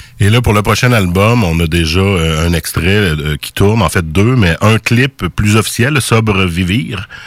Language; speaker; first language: French; native; French